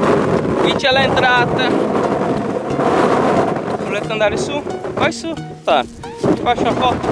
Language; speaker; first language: Italian; non-native, fluent; Portuguese